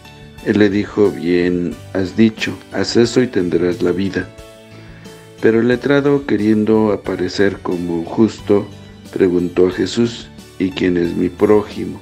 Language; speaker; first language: Spanish; native; Spanish